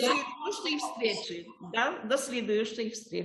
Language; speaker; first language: Russian; non-native, learner; Polish